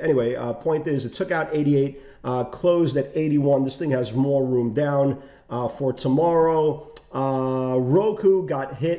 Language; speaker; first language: English; native; English